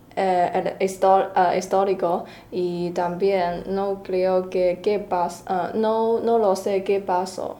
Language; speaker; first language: Spanish; non-native, learner; Chinese